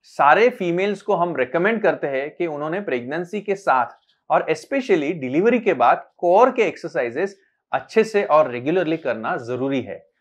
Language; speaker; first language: Hindi; non-native, local second language; Marathi